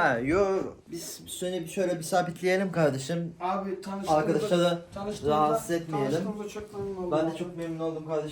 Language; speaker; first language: Turkish; native; Turkish